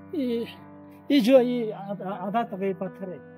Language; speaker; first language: Hindi; native; Hindi